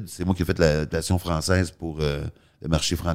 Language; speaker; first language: French; native; French